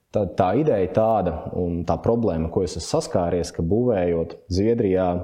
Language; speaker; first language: Latvian; native; Latvian